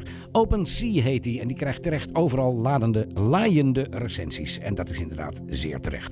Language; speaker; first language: Dutch; native; Dutch